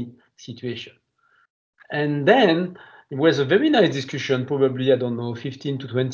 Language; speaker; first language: English; non-native, fluent; French